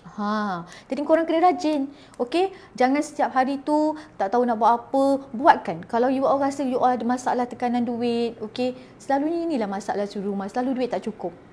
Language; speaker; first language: Malay; native; Malay